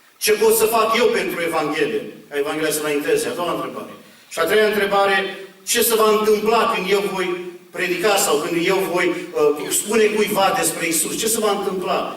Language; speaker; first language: Romanian; early bilingual, heritage; Romanian